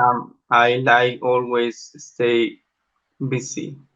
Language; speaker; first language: English; non-native, learner; Spanish